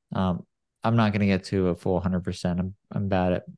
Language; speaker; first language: English; native; English